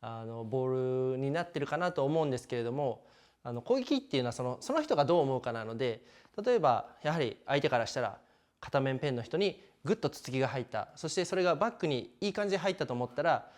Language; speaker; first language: Japanese; native; Japanese